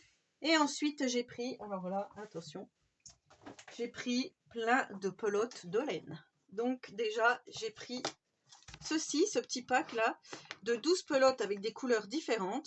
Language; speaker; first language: French; native; French